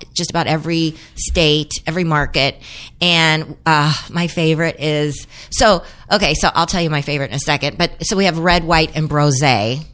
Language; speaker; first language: English; native; English